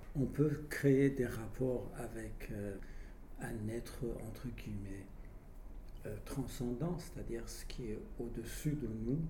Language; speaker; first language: French; non-native, fluent; Persian